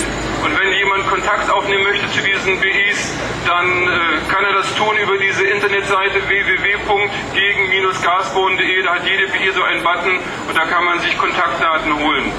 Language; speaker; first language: German; native; German